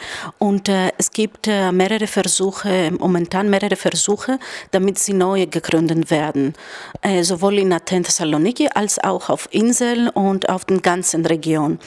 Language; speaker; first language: German; non-native, fluent; Greek